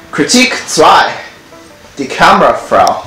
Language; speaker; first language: German; non-native, learner; English